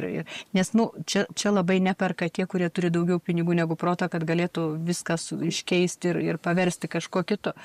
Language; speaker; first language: Lithuanian; native; Lithuanian